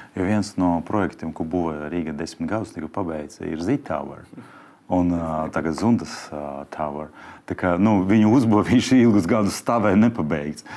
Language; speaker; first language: Latvian; non-native, local second language; Russian